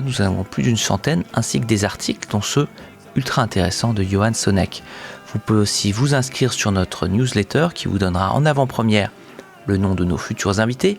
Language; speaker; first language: French; native; French